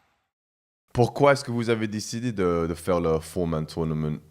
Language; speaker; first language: French; non-native, fluent; English